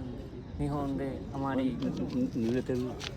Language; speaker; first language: Japanese; non-native, learner; Urdu